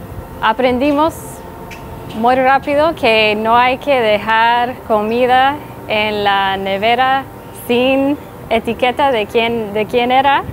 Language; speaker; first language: Spanish; non-native, fluent; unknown